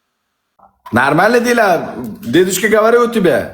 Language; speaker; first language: Russian; non-native, learner; Uzbek